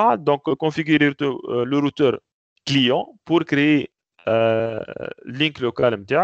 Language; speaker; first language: French; non-native, local second language; Arabic